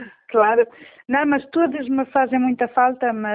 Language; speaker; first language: Portuguese; early bilingual, heritage; Portuguese